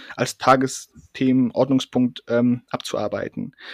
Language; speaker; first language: German; early bilingual, other home language; Persian